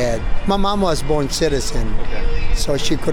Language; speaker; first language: English; non-native, fluent; Italian